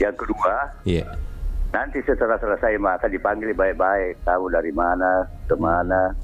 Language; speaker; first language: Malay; non-native, local second language; Buginese